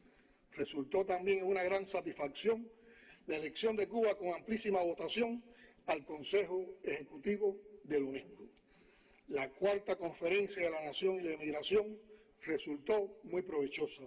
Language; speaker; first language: Spanish; native; Spanish